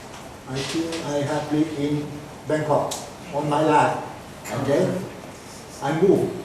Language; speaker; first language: English; non-native, learner; Thai